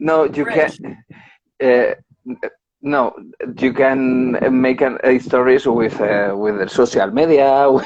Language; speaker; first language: English; non-native, learner; Spanish